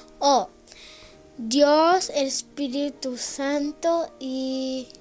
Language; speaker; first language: Spanish; early bilingual, heritage; Spanish